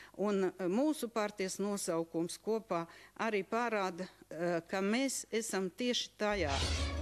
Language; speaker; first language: Latvian; non-native, local second language; Russian